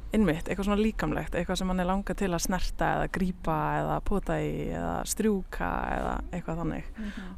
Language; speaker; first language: Icelandic; native; Icelandic